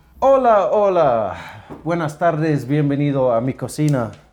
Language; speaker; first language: Spanish; non-native, learner; English